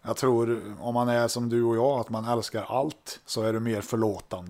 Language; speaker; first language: Swedish; native; Swedish